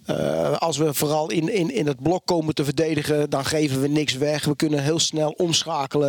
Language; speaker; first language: Dutch; native; Dutch